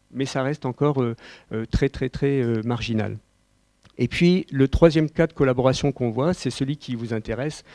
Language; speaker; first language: French; native; French